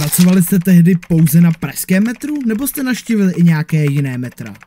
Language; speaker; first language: Czech; native; Czech